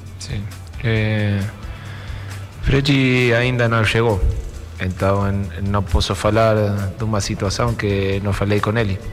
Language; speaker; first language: Portuguese; non-native, learner; Spanish